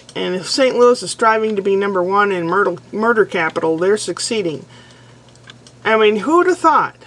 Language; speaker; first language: English; native; English